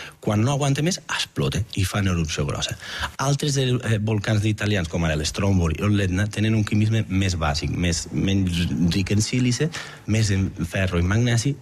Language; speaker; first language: Catalan; native; Catalan